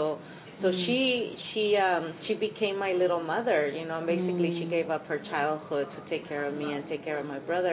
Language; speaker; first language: English; early bilingual, other home language; Spanish